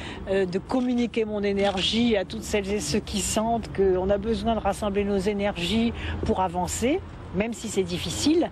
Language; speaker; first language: French; native; French